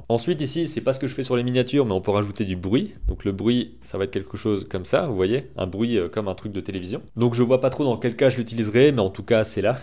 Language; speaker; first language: French; native; French